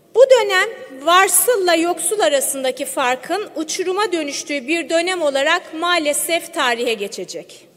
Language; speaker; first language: Turkish; native; Turkish